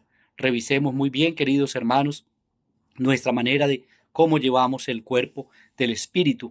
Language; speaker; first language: Spanish; native; Spanish